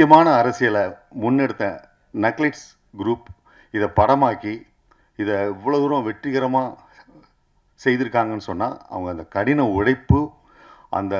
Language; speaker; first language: Tamil; native; Tamil